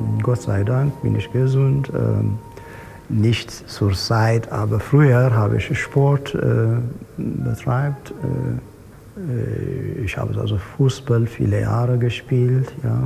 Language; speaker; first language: German; non-native, fluent; Amharic